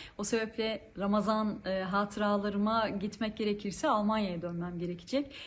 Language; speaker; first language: Turkish; early bilingual, heritage; Turkish